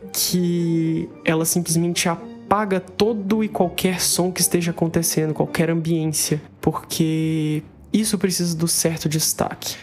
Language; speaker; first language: Portuguese; native; Portuguese